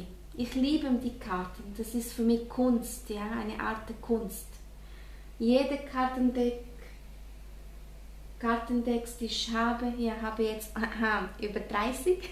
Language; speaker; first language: German; non-native, fluent; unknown